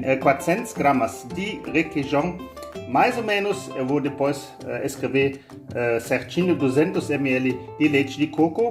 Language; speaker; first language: Portuguese; non-native, learner; German